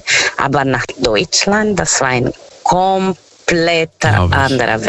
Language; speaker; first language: German; non-native, fluent; Portuguese